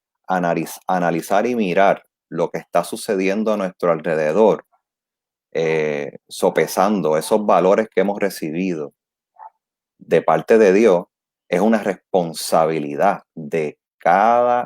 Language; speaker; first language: Spanish; native; Spanish